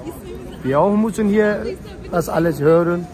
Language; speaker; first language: German; non-native, learner; Turkish